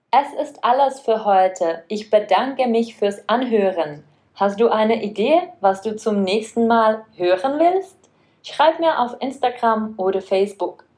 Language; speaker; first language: German; non-native, fluent; Czech